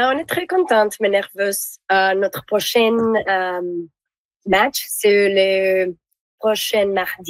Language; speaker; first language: French; non-native, learner; Spanish